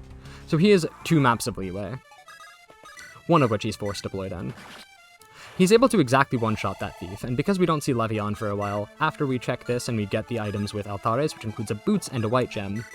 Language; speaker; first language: English; native; English